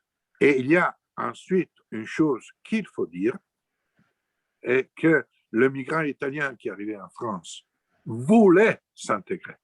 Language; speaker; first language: French; non-native, fluent; Italian